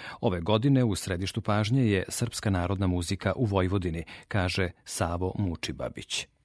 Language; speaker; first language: Serbian; native; Serbian